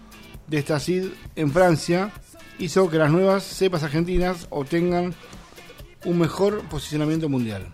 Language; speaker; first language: Spanish; native; Spanish